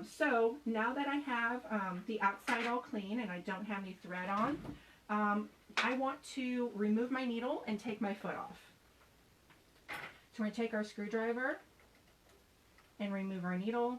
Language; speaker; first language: English; native; English